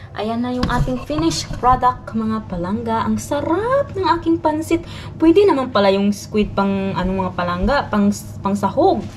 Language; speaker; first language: Filipino; non-native, local second language; Cebuano